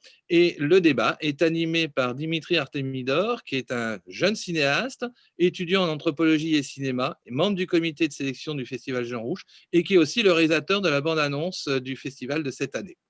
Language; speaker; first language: French; native; French